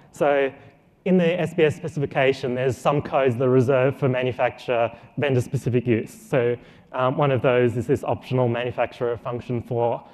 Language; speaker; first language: English; native; English